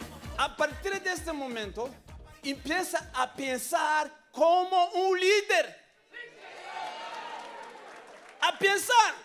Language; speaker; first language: Spanish; non-native, learner; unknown